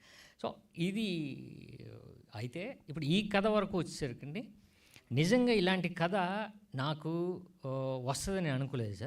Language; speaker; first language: Telugu; native; Telugu